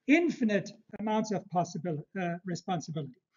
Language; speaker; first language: English; early bilingual, other home language; Turkish